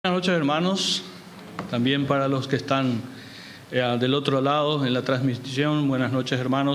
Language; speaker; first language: Spanish; native; Spanish